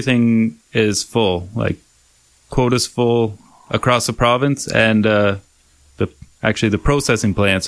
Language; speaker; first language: English; native; English